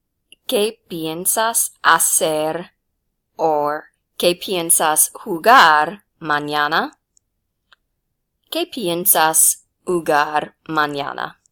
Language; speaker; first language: Spanish; non-native, fluent; English